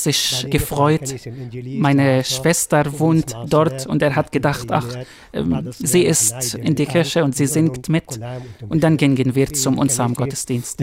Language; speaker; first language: German; non-native, fluent; Arabic